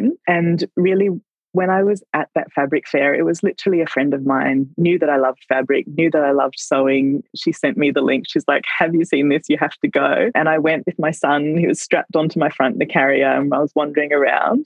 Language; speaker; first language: English; native; English